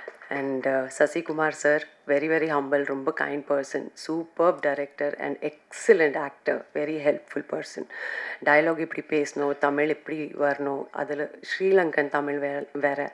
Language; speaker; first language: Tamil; non-native, fluent; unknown